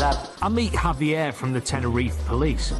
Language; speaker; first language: English; native; English